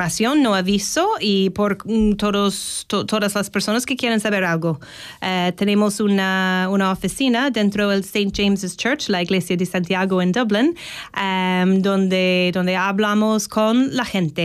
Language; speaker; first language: Spanish; non-native, fluent; English